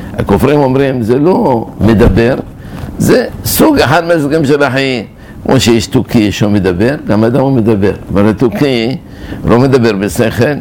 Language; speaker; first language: Hebrew; early bilingual, other home language; Arabic